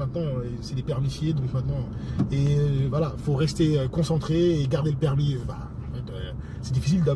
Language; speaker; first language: French; native; French